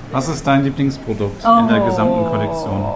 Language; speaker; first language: German; native; German